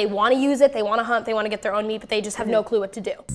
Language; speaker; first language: English; native; English